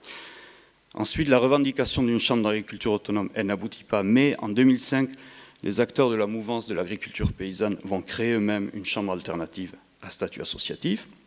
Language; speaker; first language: French; native; French